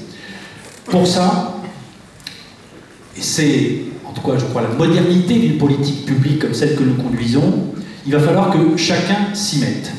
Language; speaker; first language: French; native; French